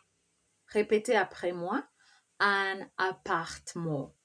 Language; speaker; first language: French; non-native, fluent; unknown